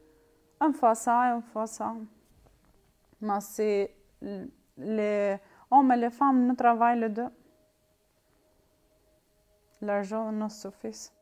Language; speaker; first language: French; non-native, learner; Albanian